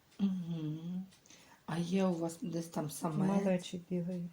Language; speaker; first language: Ukrainian; native; Ukrainian